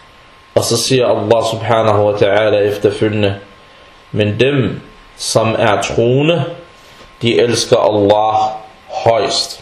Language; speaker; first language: Danish; non-native, fluent; Arabic